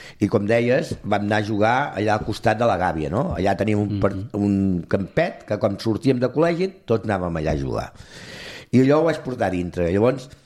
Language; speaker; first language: Catalan; non-native, local second language; Spanish